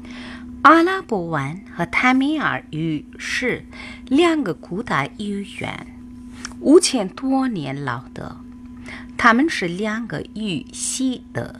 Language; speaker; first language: Chinese; non-native, fluent; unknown